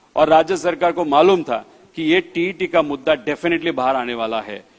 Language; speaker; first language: Hindi; non-native, local second language; Marathi